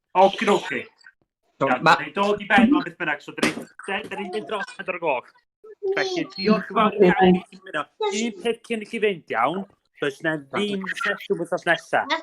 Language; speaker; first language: Welsh; native; Welsh